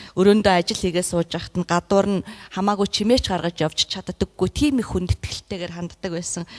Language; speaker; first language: Mongolian; native; Mongolian